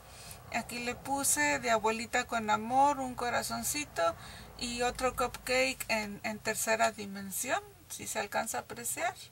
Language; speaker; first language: Spanish; native; Spanish